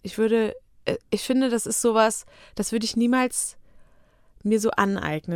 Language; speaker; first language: German; native; German